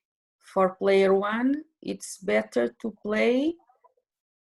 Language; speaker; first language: English; non-native, fluent; Portuguese